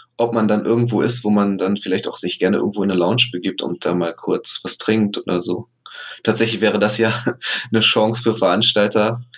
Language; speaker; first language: German; native; German